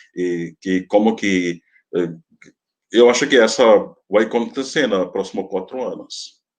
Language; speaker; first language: Portuguese; non-native, fluent; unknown